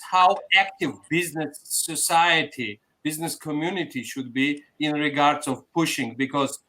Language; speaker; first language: English; non-native, fluent; Georgian